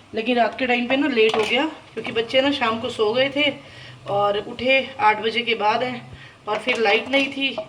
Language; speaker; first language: Hindi; non-native, local second language; Punjabi